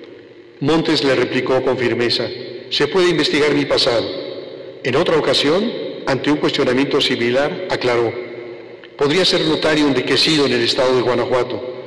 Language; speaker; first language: Spanish; native; Spanish